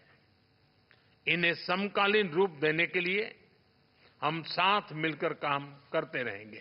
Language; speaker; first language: Hindi; native; Hindi